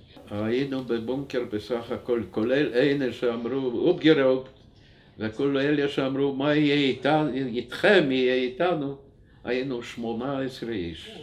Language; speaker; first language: Hebrew; non-native, fluent; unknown